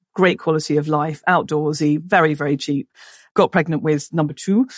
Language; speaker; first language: English; native; English